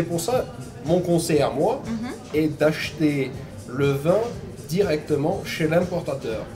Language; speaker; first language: French; non-native, fluent; Russian